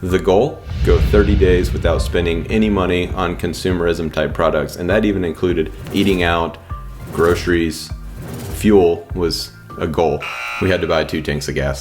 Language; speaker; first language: English; native; English